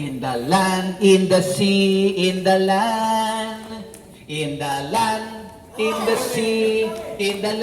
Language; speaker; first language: English; non-native, fluent; Filipino